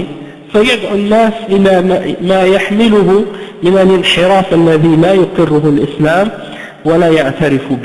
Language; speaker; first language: Arabic; non-native, fluent; French